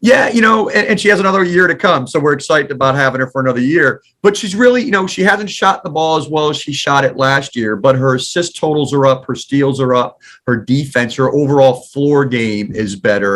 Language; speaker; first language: English; native; English